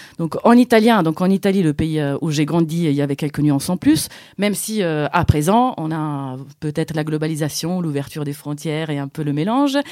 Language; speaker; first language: French; non-native, fluent; Italian